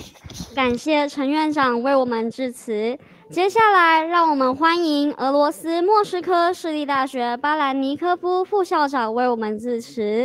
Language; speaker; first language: Chinese; native; Chinese